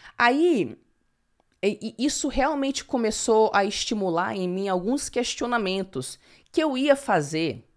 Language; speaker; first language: Portuguese; early bilingual, heritage; English